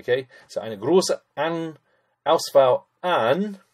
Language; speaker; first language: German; non-native, fluent; English